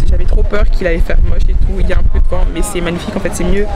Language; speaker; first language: French; native; French